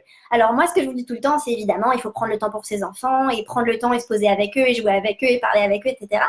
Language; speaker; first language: French; native; French